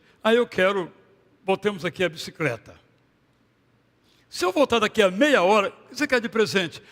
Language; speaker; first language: Portuguese; native; Portuguese